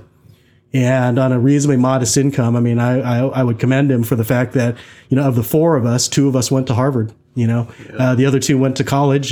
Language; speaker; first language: English; native; English